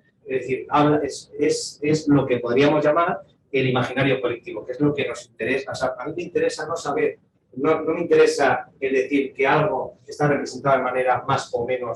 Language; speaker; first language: Spanish; native; Spanish